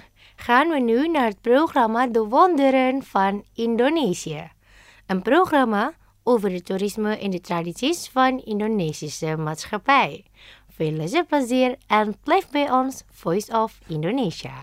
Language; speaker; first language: Dutch; non-native, fluent; Indonesian